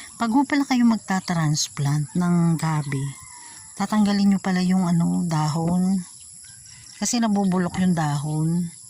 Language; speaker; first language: Filipino; native; Filipino